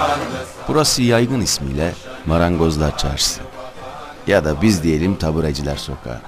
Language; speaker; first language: Turkish; native; Turkish